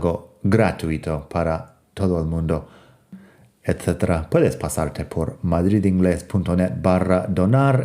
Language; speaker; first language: Spanish; non-native, fluent; English